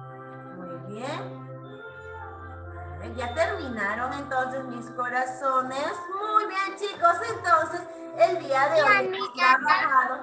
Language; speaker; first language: Spanish; native; Spanish